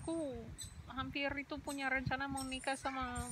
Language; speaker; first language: Indonesian; non-native, fluent; English